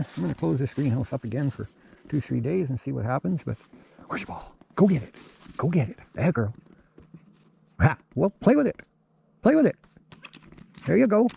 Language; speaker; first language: English; native; English